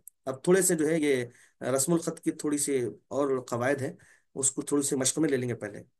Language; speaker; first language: Urdu; native; Urdu